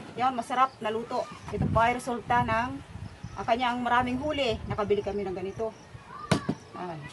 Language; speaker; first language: Filipino; non-native, local second language; Cebuano